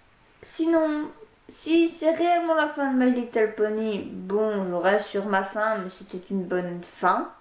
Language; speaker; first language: French; native; French